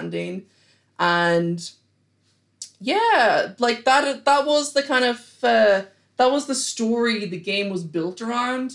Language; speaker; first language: English; native; English